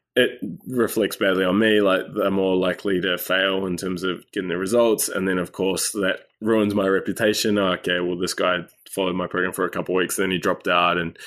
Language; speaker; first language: English; native; English